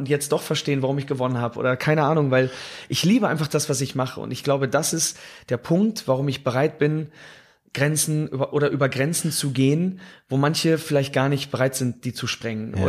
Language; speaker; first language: German; native; German